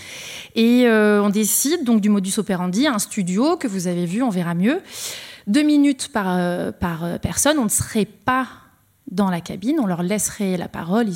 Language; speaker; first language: French; native; French